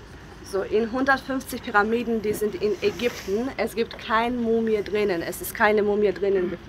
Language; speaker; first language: German; non-native, learner; Bosnian